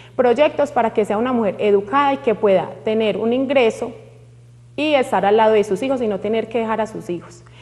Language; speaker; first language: Spanish; native; Spanish